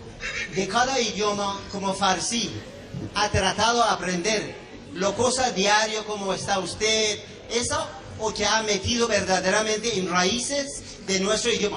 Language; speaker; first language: Spanish; non-native, fluent; Persian